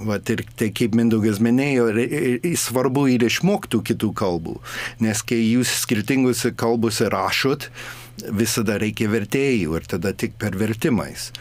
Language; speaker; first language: Lithuanian; early bilingual, heritage; English